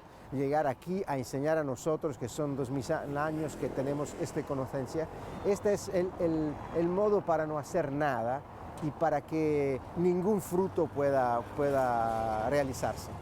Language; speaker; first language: Spanish; non-native, learner; Italian